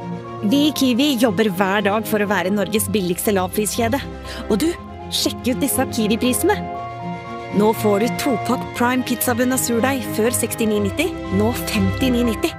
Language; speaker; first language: Norwegian; native; Norwegian